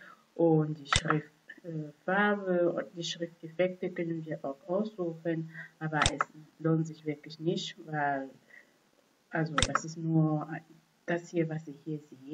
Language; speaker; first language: German; non-native, fluent; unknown